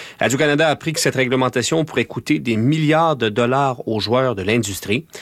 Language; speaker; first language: French; native; French